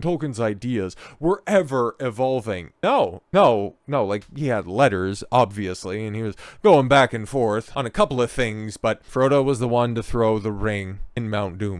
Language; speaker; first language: English; native; English